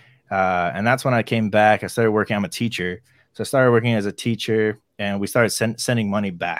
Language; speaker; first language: English; native; English